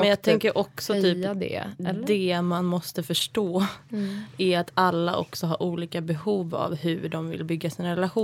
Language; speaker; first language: Swedish; native; Swedish